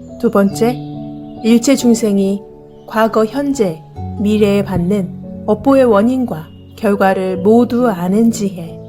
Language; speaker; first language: Korean; native; Korean